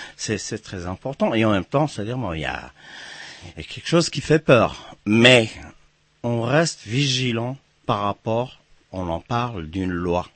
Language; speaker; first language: French; non-native, local second language; Arabic